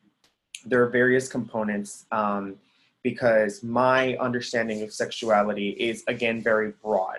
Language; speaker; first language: English; early bilingual, other home language; Spanish